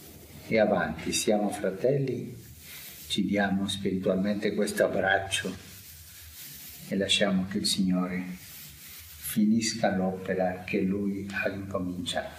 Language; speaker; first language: Italian; non-native, fluent; Spanish